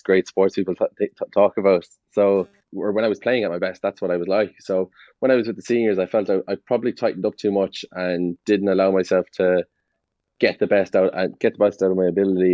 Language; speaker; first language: English; native; English